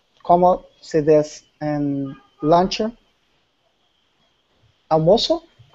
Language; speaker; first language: Spanish; non-native, learner; Portuguese